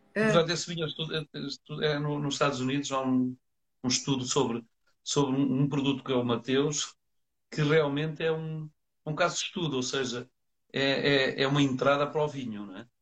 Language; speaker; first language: Portuguese; native; Portuguese